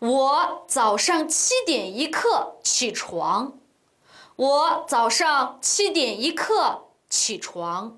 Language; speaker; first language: Chinese; non-native, local second language; Uyghur